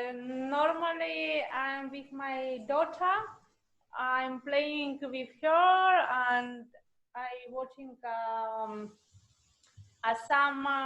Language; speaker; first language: English; non-native, learner; Russian